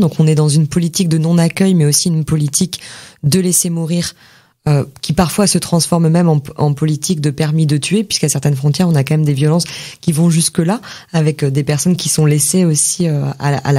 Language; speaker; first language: French; native; French